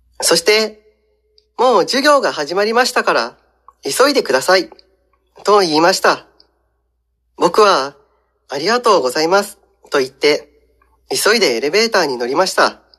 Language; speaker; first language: Japanese; non-native, fluent; Indonesian